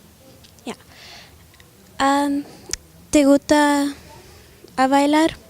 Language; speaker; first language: Spanish; non-native, learner; English